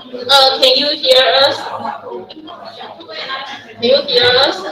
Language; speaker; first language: English; non-native, fluent; Chinese